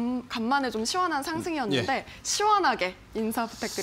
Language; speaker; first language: Korean; native; Korean